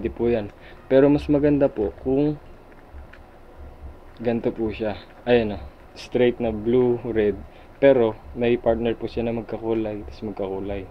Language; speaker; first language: Filipino; native; Filipino